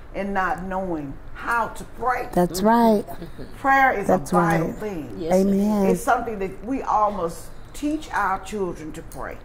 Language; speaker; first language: English; native; English